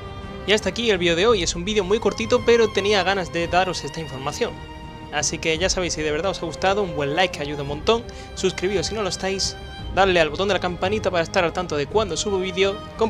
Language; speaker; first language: Spanish; native; Spanish